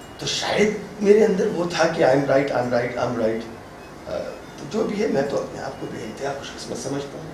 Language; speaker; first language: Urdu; native; Urdu